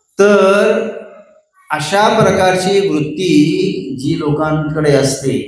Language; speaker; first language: Marathi; non-native, local second language; Hindi